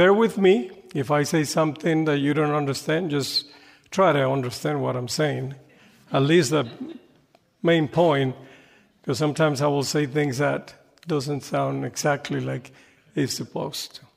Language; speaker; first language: English; non-native, fluent; Spanish